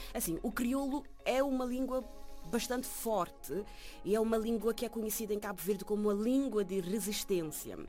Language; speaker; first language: Portuguese; non-native, local second language; Kabuverdianu